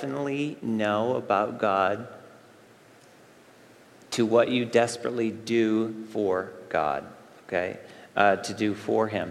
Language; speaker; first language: English; native; English